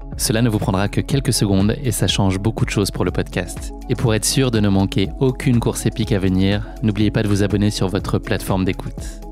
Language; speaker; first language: French; native; French